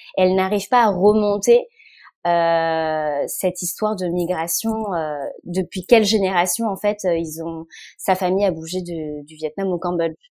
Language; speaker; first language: French; early bilingual, other home language; Vietnamese